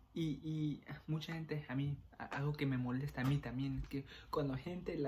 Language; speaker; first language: Spanish; early bilingual, heritage; Spanish